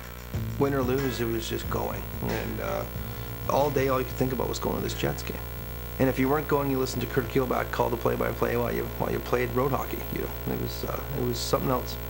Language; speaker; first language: English; native; English